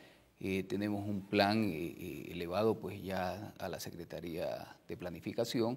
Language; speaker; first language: Spanish; native; Spanish